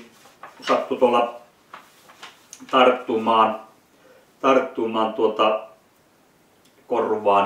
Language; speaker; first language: Finnish; native; Finnish